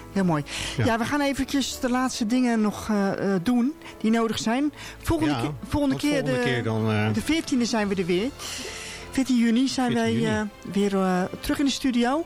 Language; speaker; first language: Dutch; native; Dutch